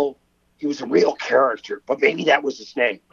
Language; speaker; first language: English; native; English